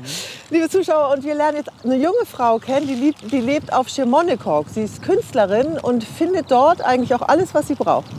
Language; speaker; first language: German; native; German